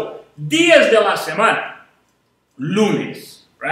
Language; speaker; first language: Spanish; non-native, fluent; English